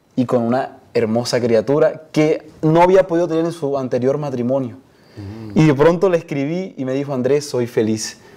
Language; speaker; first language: Spanish; native; Spanish